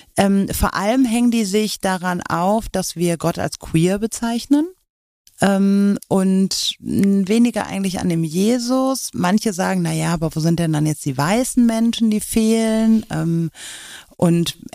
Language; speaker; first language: German; native; German